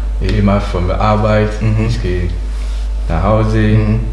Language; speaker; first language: German; non-native, learner; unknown